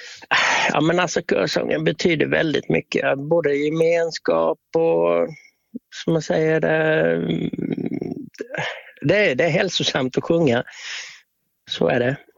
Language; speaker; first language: Swedish; native; Swedish